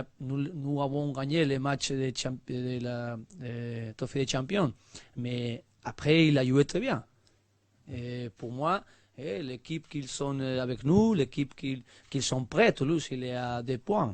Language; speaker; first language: French; non-native, learner; Spanish